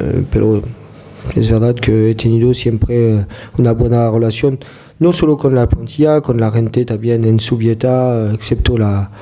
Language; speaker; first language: Spanish; non-native, fluent; French